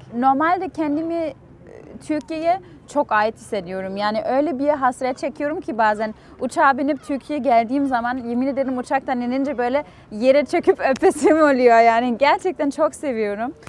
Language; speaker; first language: Turkish; non-native, fluent; German